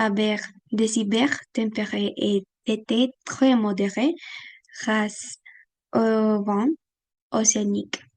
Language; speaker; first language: French; non-native, fluent; Spanish